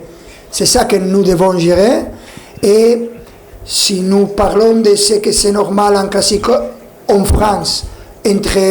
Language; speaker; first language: French; non-native, fluent; Spanish